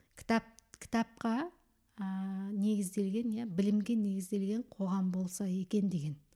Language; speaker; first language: Kazakh; early bilingual, heritage; Kazakh